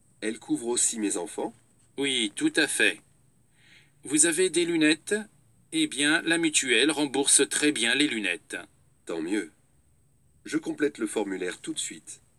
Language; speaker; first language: French; native; French